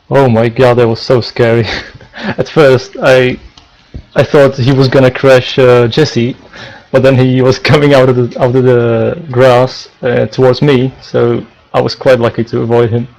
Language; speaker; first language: English; non-native, fluent; Czech